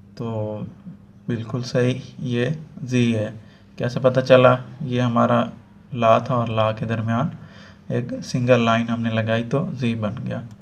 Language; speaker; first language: Urdu; non-native, local second language; Punjabi